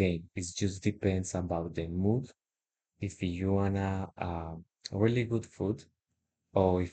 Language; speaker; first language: English; non-native, learner; Spanish